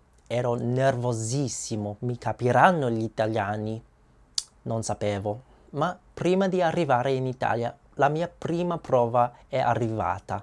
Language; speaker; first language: Italian; non-native, learner; English